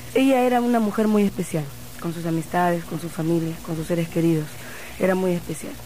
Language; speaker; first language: Spanish; native; Spanish